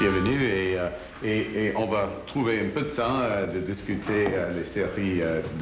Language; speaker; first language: French; non-native, local second language; English